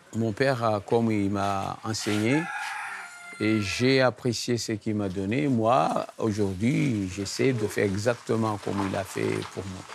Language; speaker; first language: French; non-native, local second language; Comorian